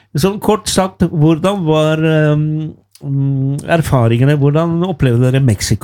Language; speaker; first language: Norwegian; non-native, fluent; Spanish